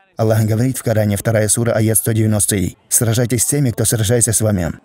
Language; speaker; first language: Russian; non-native, fluent; Danish